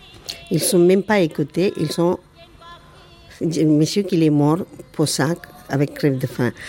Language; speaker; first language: French; non-native, learner; Tamil